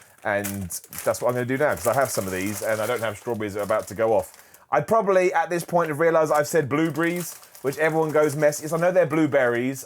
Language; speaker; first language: English; native; English